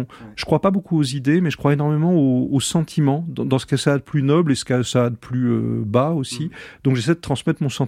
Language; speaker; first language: French; native; French